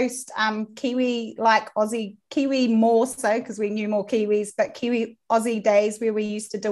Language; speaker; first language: English; native; English